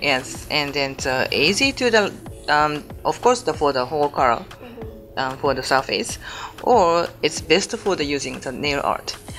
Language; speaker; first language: English; non-native, learner; Japanese